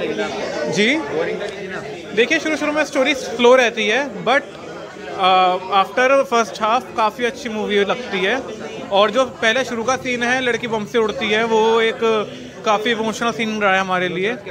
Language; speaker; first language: Hindi; native; Hindi